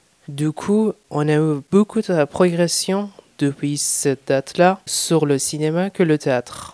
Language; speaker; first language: French; non-native, fluent; Persian